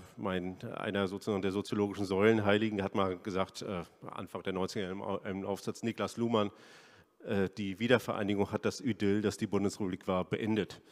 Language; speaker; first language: German; native; German